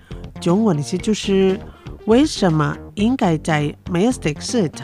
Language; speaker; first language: Chinese; non-native, fluent; Indonesian